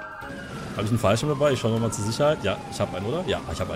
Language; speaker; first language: German; native; German